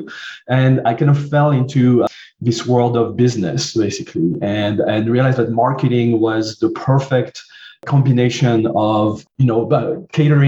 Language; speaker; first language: English; non-native, fluent; French